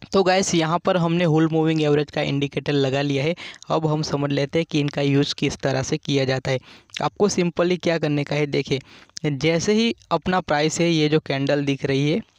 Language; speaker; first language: Hindi; non-native, local second language; Gujarati